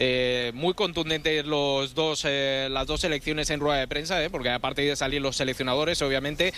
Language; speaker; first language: Spanish; native; Spanish